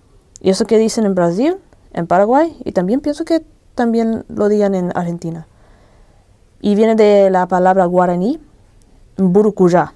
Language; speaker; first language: Spanish; early bilingual, heritage; English